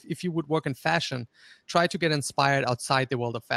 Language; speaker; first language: English; non-native, fluent; German